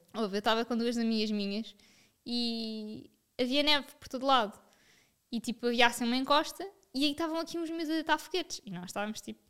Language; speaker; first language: Portuguese; native; Portuguese